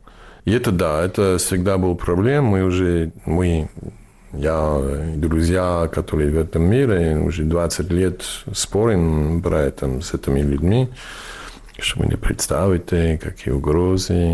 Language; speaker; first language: Russian; non-native, fluent; English